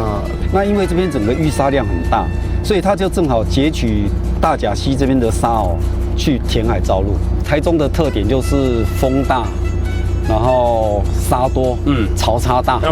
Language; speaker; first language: Chinese; native; Chinese